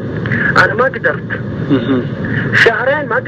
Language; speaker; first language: Arabic; native; Arabic